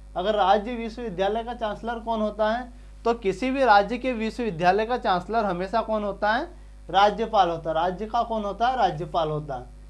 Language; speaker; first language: Hindi; native; Hindi